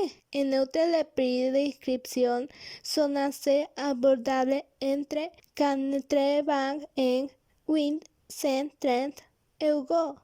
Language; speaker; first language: French; non-native, learner; Spanish